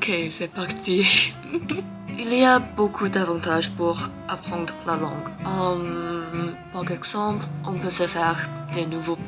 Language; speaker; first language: French; non-native, learner; Thai